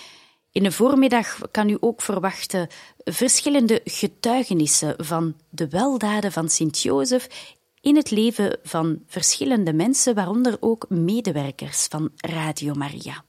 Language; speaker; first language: Dutch; native; Dutch